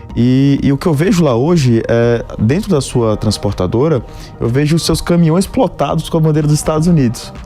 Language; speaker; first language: Portuguese; native; Portuguese